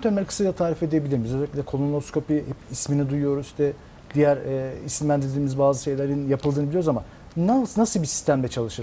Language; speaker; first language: Turkish; native; Turkish